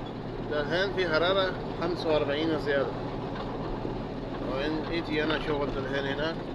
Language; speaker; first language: Arabic; non-native, fluent; Urdu